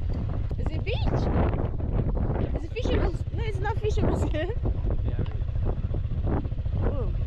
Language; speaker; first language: English; non-native, fluent; Korean